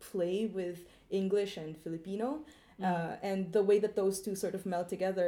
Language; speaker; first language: English; non-native, local second language; Filipino